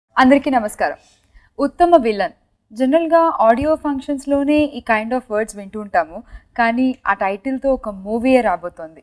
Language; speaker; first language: Telugu; native; Telugu